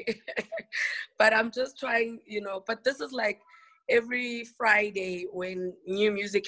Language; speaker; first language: English; non-native, local second language; Xhosa